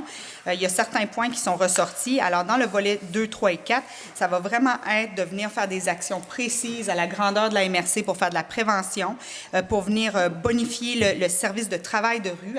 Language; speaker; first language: French; native; French